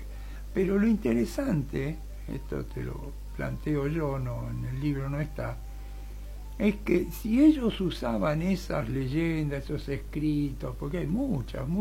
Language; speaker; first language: Spanish; native; Spanish